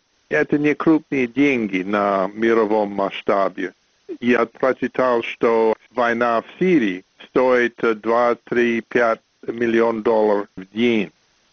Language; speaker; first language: Russian; non-native, fluent; English